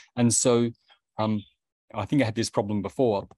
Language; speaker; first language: English; native; English